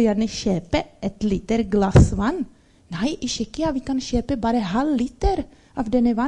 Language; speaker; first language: Norwegian; non-native, learner; Czech